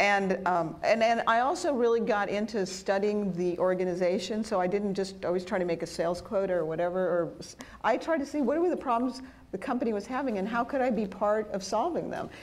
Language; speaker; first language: English; early bilingual, other home language; Spanish